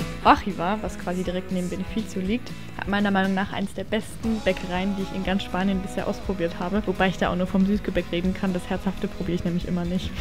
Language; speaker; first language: German; native; German